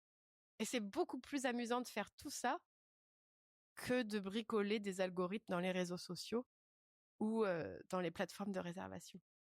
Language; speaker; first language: French; native; French